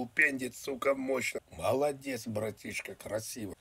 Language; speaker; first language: Russian; native; Russian